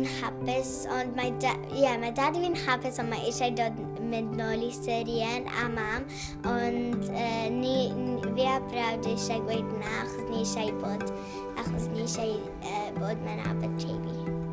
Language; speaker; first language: Welsh; non-native, learner; Arabic